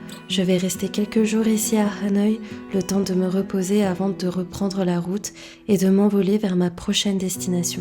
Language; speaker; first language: French; native; French